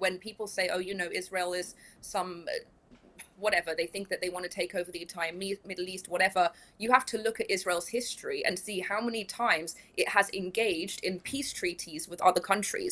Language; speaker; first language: English; early bilingual, other home language; Persian